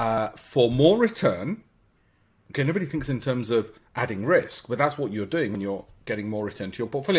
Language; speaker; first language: English; native; English